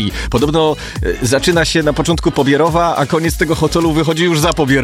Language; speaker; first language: Polish; native; Polish